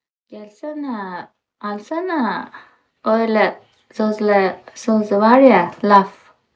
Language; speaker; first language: Turkish; non-native, learner; Uzbek